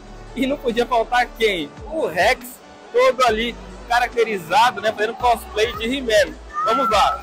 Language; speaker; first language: Portuguese; native; Portuguese